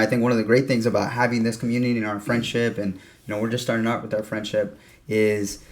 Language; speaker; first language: English; native; English